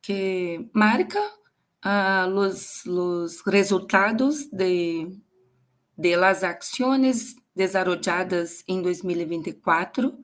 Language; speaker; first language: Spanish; non-native, learner; Portuguese